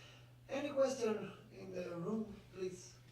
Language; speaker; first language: English; non-native, fluent; Portuguese